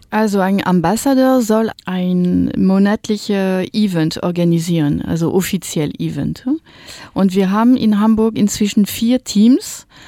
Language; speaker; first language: German; non-native, fluent; French